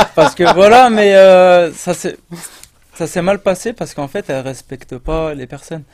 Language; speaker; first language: French; native; French